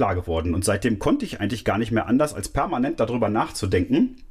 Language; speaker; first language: German; native; German